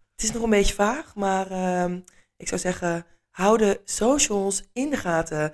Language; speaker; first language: Dutch; native; Dutch